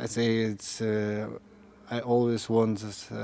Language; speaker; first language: English; non-native, learner; Russian